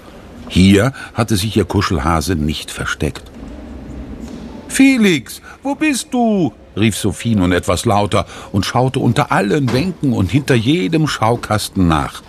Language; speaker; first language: German; native; German